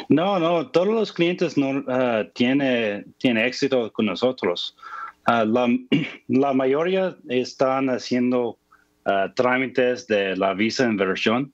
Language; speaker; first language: Spanish; non-native, fluent; English